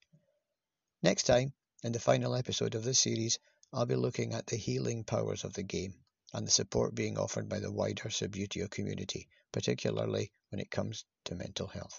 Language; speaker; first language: English; native; English